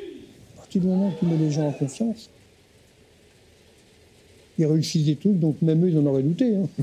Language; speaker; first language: French; native; French